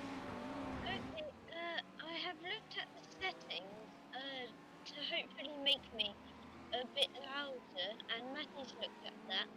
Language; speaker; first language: English; native; English